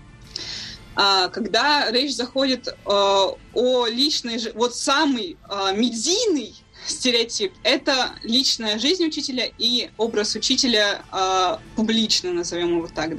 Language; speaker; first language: Russian; native; Russian